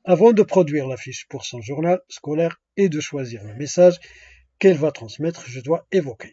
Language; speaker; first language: French; non-native, local second language; Arabic